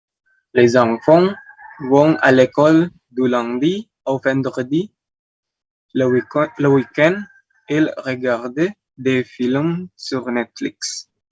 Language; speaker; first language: French; non-native, learner; Indonesian